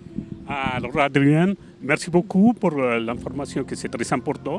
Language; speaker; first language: French; non-native, fluent; Spanish